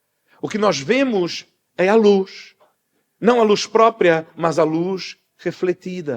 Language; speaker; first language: Portuguese; native; Portuguese